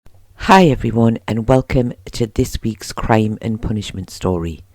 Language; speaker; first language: English; native; English